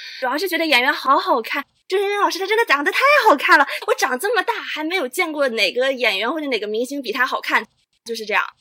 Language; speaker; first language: Chinese; native; Chinese